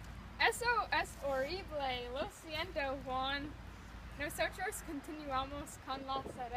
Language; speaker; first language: Spanish; non-native, learner; English